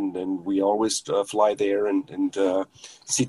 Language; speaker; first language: English; non-native, fluent; German